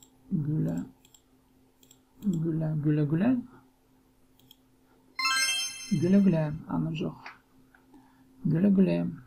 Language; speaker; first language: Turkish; non-native, learner; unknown